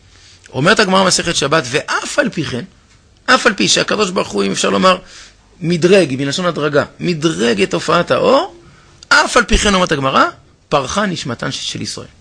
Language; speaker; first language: Hebrew; native; Hebrew